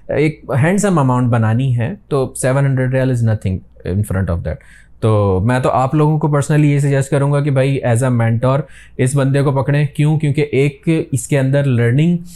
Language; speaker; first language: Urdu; native; Urdu